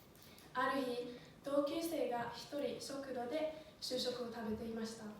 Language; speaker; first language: Japanese; non-native, fluent; Swedish